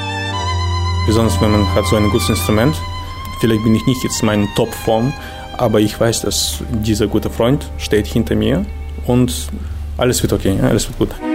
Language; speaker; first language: German; non-native, fluent; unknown